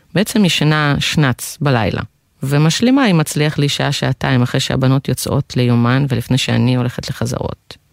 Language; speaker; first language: Hebrew; non-native, fluent; Russian